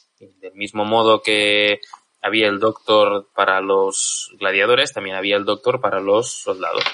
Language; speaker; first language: Spanish; native; Spanish